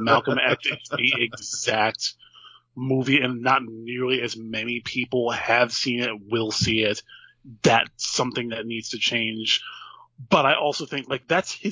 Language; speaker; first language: English; native; English